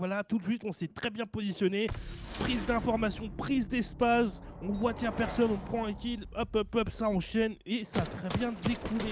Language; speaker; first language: French; native; French